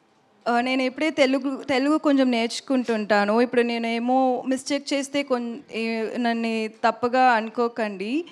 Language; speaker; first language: Telugu; non-native, learner; Tamil